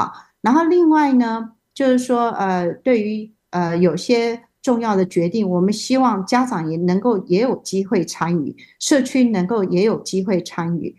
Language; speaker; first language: Chinese; native; Chinese